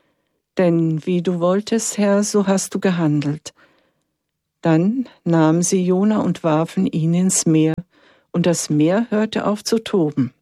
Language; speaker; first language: German; native; German